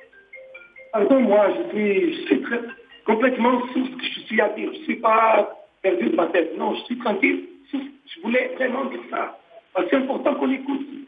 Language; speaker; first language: French; non-native, learner; Portuguese